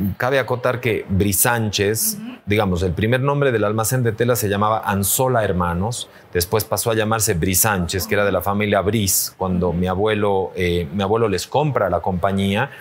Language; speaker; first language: Spanish; native; Spanish